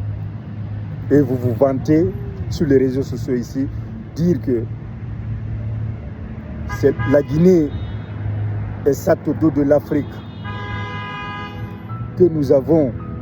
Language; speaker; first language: French; non-native, local second language; Fula